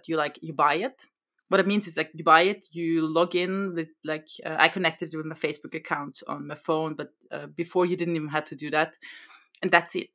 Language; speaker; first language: English; non-native, fluent; German